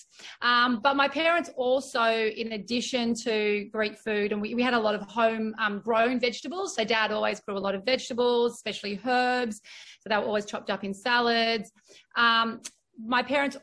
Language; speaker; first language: English; native; English